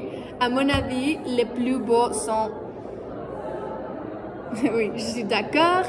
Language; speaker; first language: French; non-native, fluent; Spanish